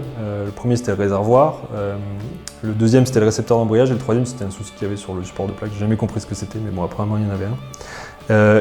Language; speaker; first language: French; native; French